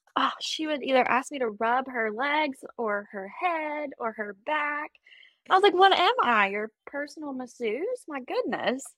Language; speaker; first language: English; native; English